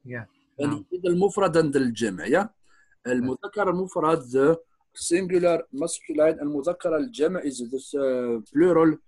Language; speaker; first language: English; non-native, fluent; Arabic